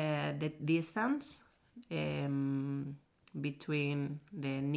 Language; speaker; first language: English; non-native, learner; Spanish